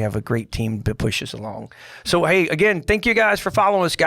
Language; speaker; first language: English; native; English